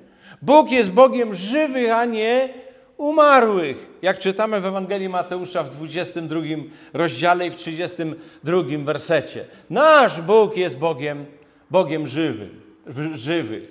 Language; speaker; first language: Polish; native; Polish